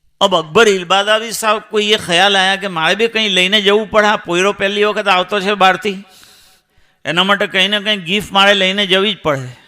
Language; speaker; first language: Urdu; non-native, local second language; Gujarati